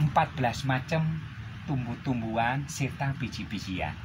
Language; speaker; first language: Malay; non-native, local second language; Javanese